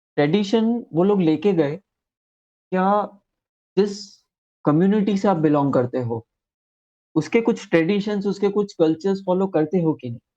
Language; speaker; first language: Hindi; native; Hindi